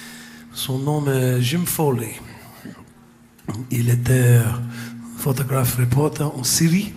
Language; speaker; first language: French; non-native, fluent; English